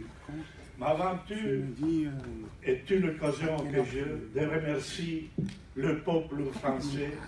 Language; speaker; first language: French; non-native, fluent; Italian